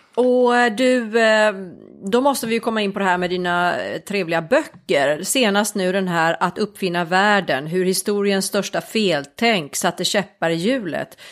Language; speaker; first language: Swedish; native; Swedish